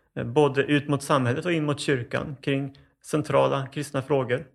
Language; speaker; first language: Swedish; native; Swedish